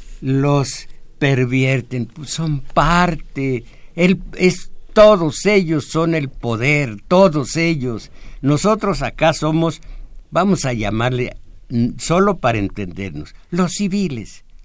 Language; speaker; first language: Spanish; native; Spanish